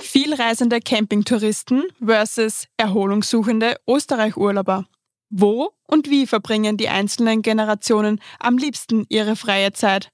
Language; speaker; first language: German; native; German